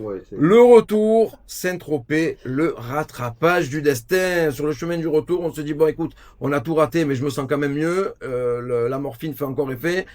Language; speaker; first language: French; native; French